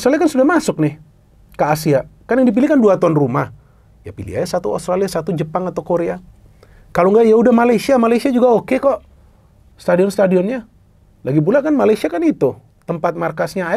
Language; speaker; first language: Indonesian; native; Indonesian